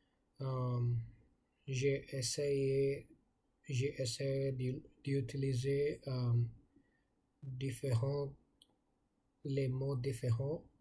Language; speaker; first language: French; non-native, learner; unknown